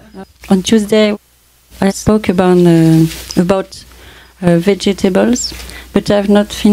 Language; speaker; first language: English; non-native, fluent; French